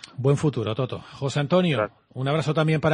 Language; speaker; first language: Spanish; native; Spanish